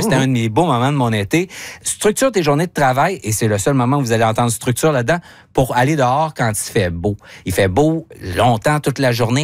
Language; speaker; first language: French; native; French